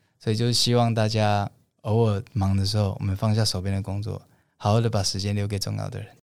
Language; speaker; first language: Chinese; native; Chinese